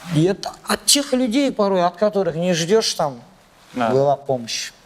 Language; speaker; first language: Russian; non-native, local second language; Kazakh